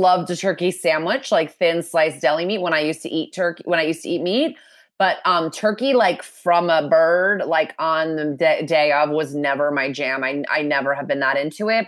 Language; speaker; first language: English; native; English